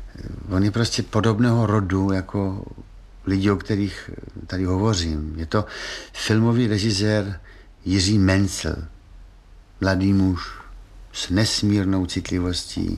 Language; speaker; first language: Czech; native; Czech